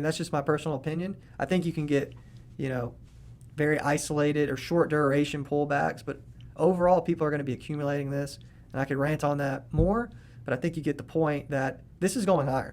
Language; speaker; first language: English; native; English